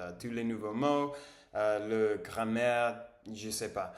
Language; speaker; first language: French; non-native, learner; English